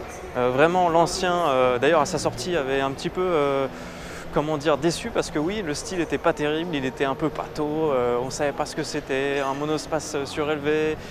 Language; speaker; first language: French; native; French